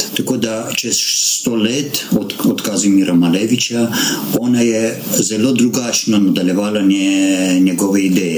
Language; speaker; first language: Slovenian; non-native, learner; Armenian